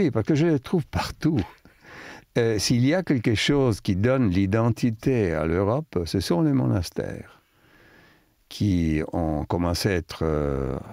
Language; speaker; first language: French; non-native, fluent; Italian